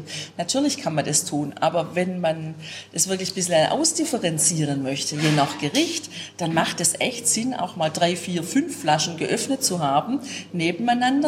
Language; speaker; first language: German; native; German